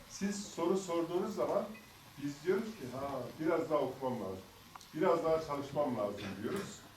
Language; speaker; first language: Turkish; native; Turkish